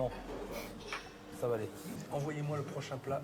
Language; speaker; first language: French; native; French